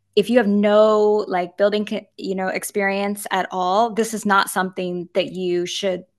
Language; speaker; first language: English; native; English